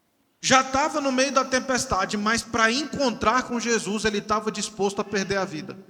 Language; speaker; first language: Portuguese; native; Portuguese